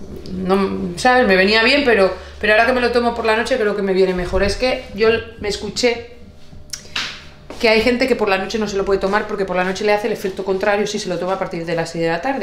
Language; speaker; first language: Spanish; native; Spanish